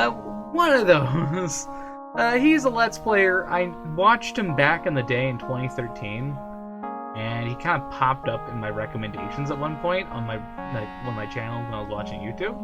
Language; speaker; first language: English; native; English